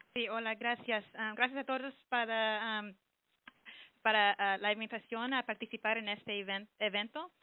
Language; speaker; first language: Spanish; early bilingual, heritage; Spanish